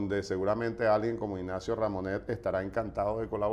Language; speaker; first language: Spanish; native; Spanish